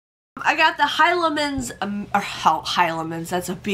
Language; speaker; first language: English; native; English